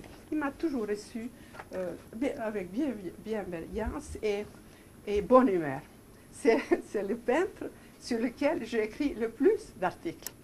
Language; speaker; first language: French; non-native, fluent; Serbian